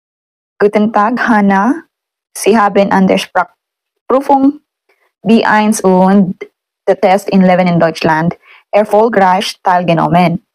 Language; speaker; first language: German; non-native, learner; Filipino